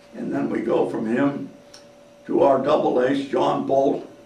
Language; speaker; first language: English; native; English